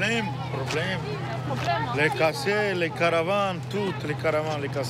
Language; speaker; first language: French; non-native, learner; Romanian